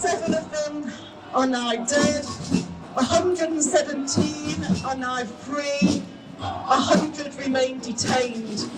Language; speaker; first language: English; native; English